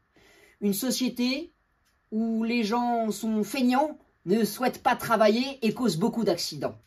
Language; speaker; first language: French; native; French